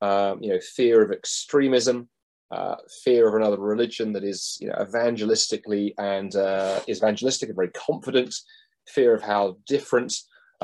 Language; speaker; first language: English; native; English